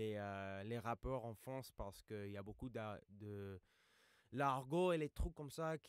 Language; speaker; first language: French; non-native, fluent; English